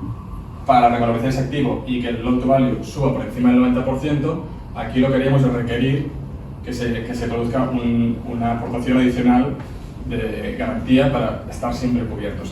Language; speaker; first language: Spanish; native; Spanish